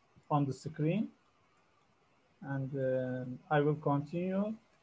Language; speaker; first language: English; non-native, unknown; Turkish